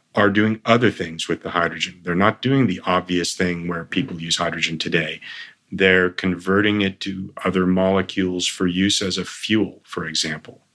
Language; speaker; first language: English; early bilingual, other home language; Armenian